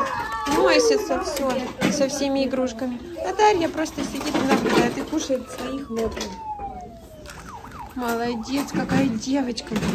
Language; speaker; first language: Russian; native; Russian